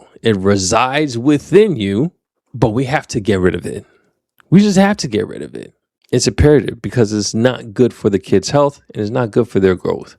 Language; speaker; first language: English; native; English